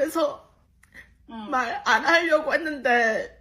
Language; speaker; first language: Korean; early bilingual, heritage; Korean